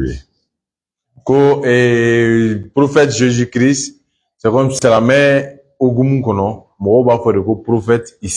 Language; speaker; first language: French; non-native, local second language; Bambara